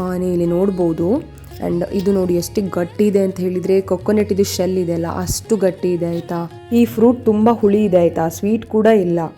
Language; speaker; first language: Kannada; non-native, local second language; Konkani